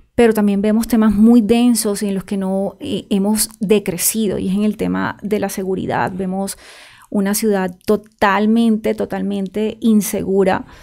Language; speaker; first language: Spanish; native; Spanish